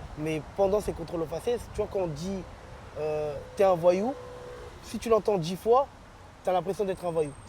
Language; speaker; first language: French; early bilingual, other home language; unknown